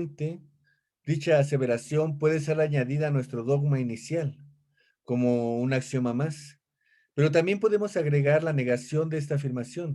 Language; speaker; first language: Spanish; native; Spanish